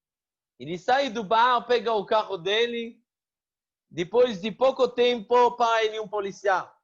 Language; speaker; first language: Portuguese; non-native, fluent; Hebrew